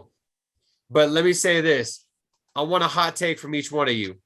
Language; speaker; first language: English; native; English